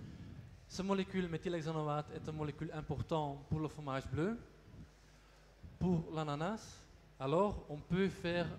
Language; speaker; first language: French; non-native, local second language; Dutch